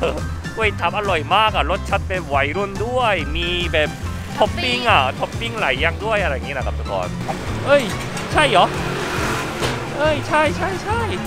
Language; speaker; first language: Thai; non-native, fluent; Korean